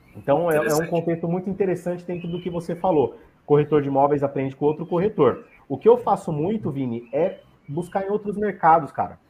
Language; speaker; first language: Portuguese; native; Portuguese